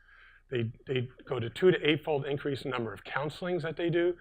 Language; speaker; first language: English; native; English